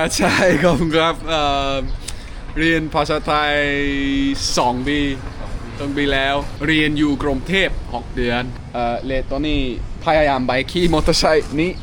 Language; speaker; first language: Thai; non-native, learner; English